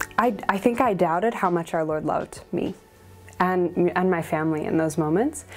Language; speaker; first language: English; native; English